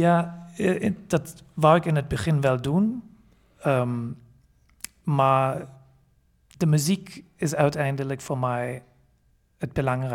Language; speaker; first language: Dutch; non-native, fluent; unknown